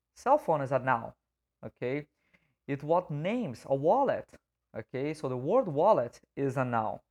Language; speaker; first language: English; non-native, fluent; Portuguese